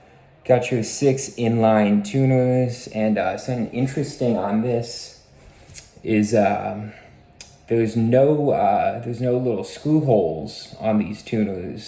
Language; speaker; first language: English; native; English